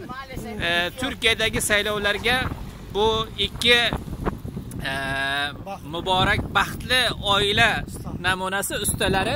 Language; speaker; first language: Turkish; non-native, learner; Uzbek